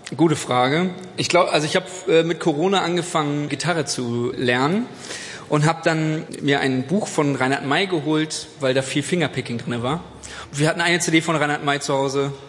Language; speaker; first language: German; native; German